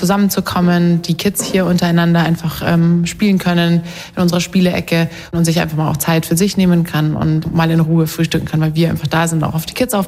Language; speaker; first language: German; native; German